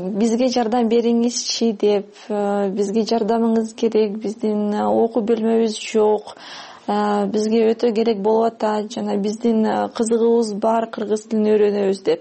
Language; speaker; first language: Kyrgyz; non-native, fluent; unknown